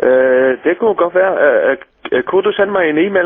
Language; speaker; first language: Danish; non-native, local second language; Faroese